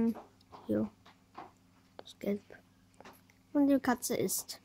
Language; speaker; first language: German; early bilingual, other home language; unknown